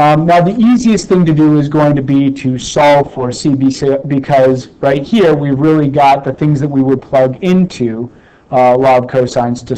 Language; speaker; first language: English; native; English